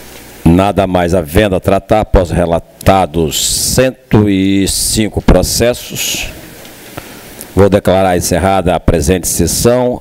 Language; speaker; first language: Portuguese; native; Portuguese